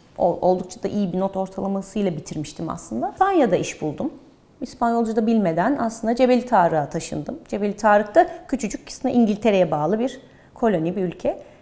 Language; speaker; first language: Turkish; early bilingual, heritage; Turkish